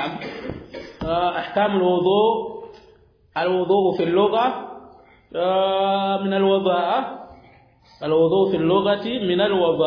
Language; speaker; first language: Arabic; non-native, fluent; Swahili